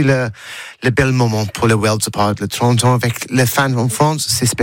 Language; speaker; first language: French; non-native, learner; English